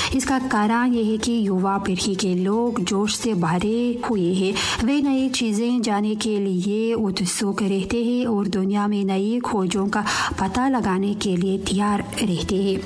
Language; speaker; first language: Hindi; non-native, fluent; Tajik